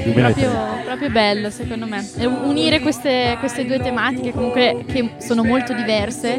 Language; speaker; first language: Italian; native; Italian